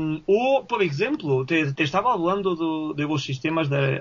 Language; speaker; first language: Spanish; non-native, fluent; Portuguese